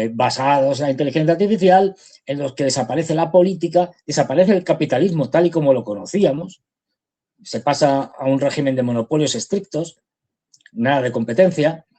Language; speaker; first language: Spanish; native; Spanish